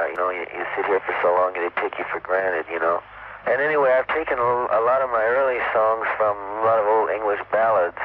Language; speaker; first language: English; native; English